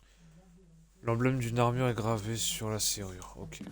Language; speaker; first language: French; native; French